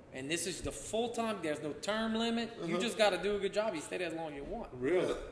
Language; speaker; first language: English; native; English